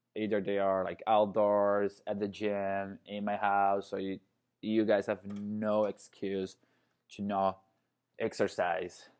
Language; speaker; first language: English; non-native, fluent; Portuguese